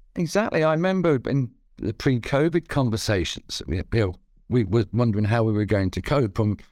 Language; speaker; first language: English; native; English